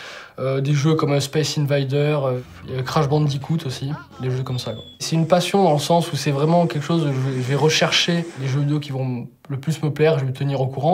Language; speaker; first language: French; native; French